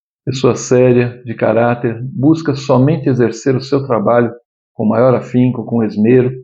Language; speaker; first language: Portuguese; native; Portuguese